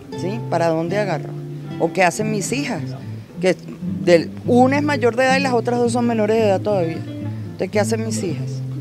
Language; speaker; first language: Spanish; native; Spanish